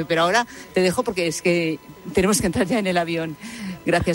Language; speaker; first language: Spanish; native; Spanish